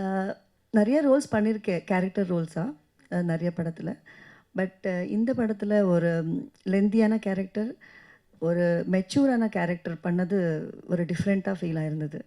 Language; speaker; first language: Tamil; non-native, fluent; Kannada